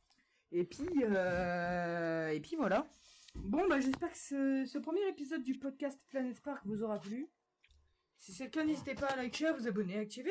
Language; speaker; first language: French; native; French